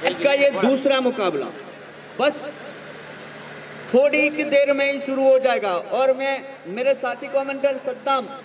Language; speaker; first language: Hindi; non-native, local second language; Gujarati